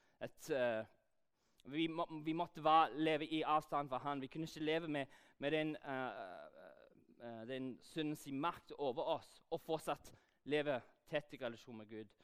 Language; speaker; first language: Norwegian; non-native, fluent; English